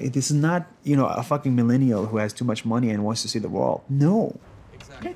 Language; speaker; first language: English; non-native, fluent; Arabic